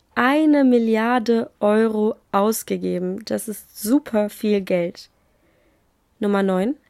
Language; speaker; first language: German; native; German